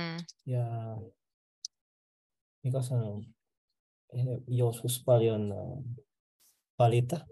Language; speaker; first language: Finnish; non-native, learner; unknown